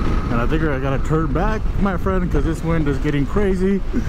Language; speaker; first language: English; early bilingual, other home language; Spanish